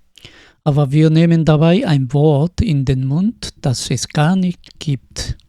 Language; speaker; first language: German; non-native, fluent; Korean